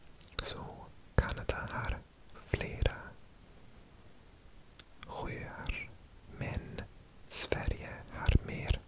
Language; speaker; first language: Swedish; non-native, learner; English